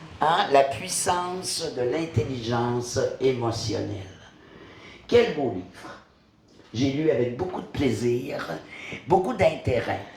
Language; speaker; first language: French; native; French